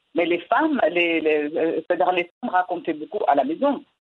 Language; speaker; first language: French; non-native, local second language; Arabic